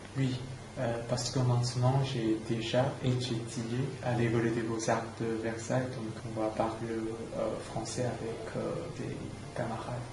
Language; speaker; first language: French; non-native, learner; Chinese